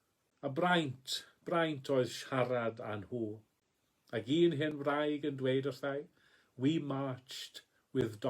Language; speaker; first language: Welsh; native; Welsh